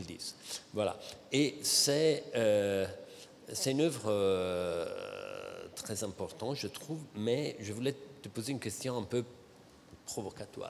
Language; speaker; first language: French; non-native, fluent; Italian